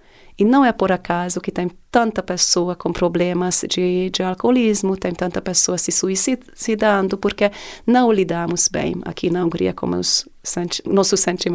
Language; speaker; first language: Portuguese; non-native, fluent; Hungarian